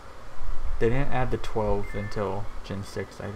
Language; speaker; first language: English; native; English